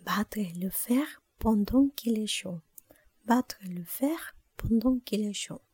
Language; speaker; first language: French; non-native, learner; Spanish